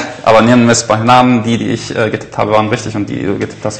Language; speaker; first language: German; native; German